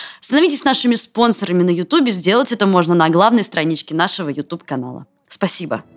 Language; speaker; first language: Russian; native; Russian